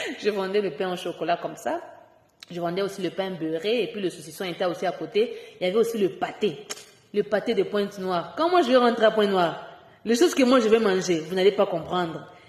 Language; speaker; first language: French; non-native, local second language; Lingala